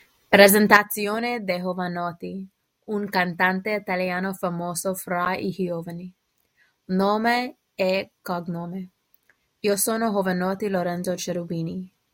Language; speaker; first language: Italian; non-native, learner; English